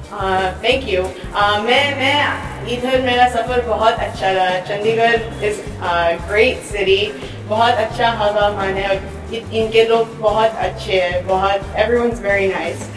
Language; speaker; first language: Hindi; early bilingual, heritage; English